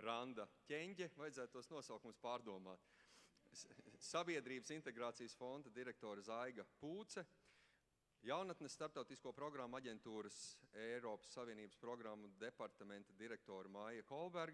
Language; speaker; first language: Latvian; native; Latvian